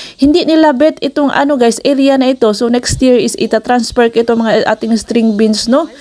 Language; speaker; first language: Filipino; non-native, local second language; Cebuano